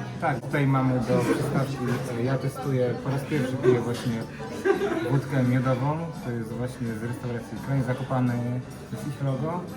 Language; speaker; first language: Polish; native; Polish